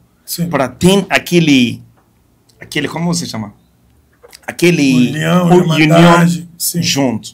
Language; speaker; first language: Portuguese; non-native, fluent; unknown